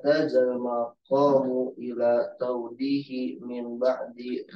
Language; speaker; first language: Arabic; non-native, fluent; Indonesian